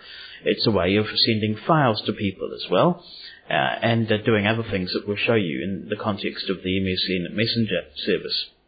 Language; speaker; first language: English; native; English